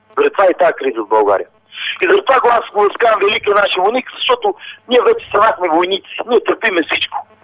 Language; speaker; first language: Bulgarian; non-native, local second language; Romany